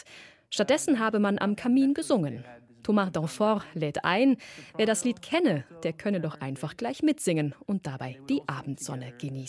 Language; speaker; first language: German; native; German